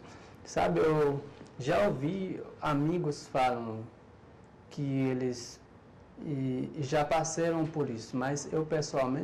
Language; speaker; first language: Portuguese; non-native, learner; Haitian Creole